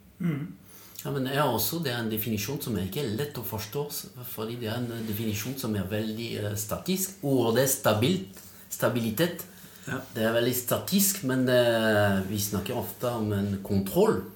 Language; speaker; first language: Norwegian; non-native, fluent; French